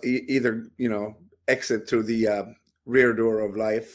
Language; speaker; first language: English; non-native, fluent; Swedish